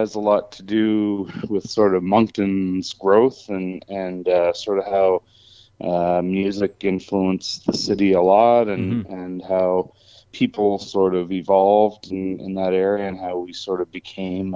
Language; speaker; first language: English; native; English